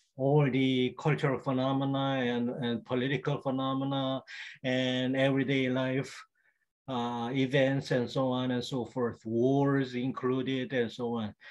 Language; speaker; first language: English; non-native, fluent; Korean